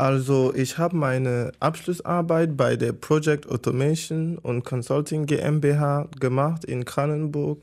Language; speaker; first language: German; non-native, fluent; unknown